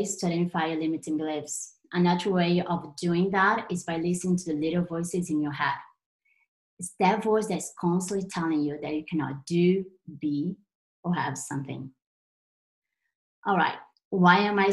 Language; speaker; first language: English; non-native, fluent; Portuguese